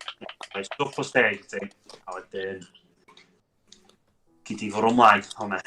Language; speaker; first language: Welsh; native; Welsh